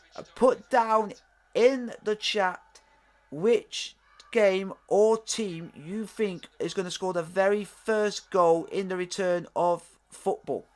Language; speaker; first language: English; native; English